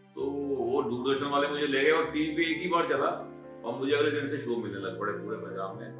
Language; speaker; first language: Hindi; non-native, local second language; Punjabi